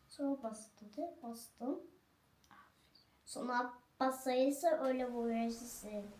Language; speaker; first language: Turkish; early bilingual, heritage; German